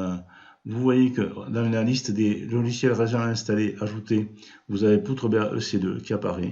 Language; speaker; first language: French; native; French